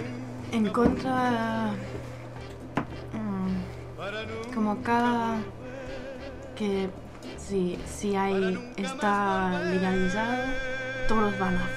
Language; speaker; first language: Spanish; non-native, learner; German